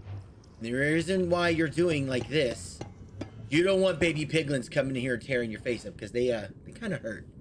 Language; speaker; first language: English; native; English